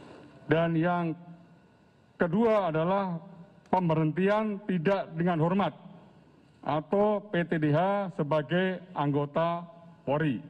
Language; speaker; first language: Indonesian; native; Indonesian